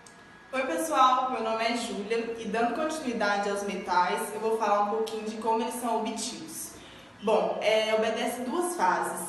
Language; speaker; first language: Portuguese; native; Portuguese